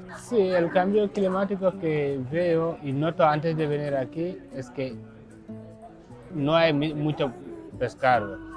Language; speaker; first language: Spanish; non-native, learner; Wolof